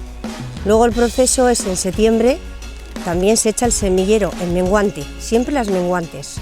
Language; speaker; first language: Spanish; native; Spanish